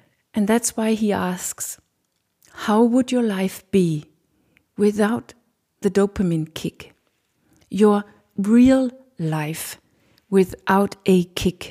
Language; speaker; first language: English; non-native, fluent; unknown